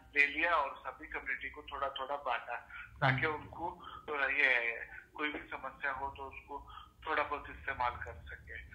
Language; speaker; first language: Hindi; non-native, local second language; Urdu